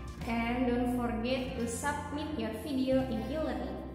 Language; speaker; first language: English; non-native, fluent; Indonesian